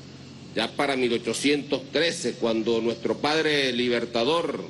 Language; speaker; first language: Spanish; native; Spanish